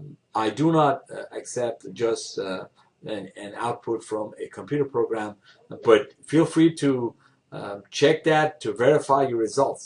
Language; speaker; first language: English; non-native, fluent; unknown